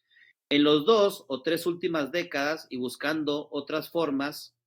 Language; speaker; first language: Spanish; native; Spanish